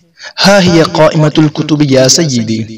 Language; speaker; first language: Arabic; non-native, fluent; Urdu